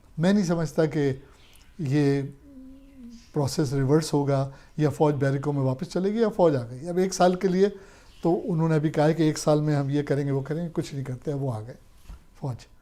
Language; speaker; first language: Urdu; native; Urdu